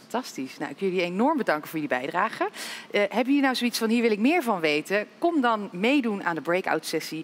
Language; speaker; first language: Dutch; native; Dutch